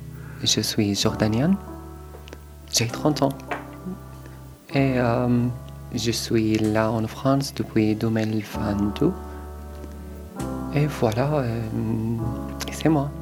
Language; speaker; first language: French; non-native, learner; Arabic